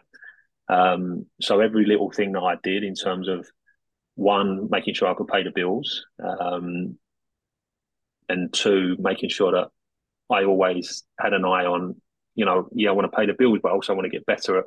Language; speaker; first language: English; native; English